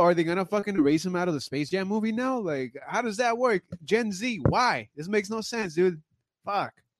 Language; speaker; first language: English; early bilingual, other home language; Spanish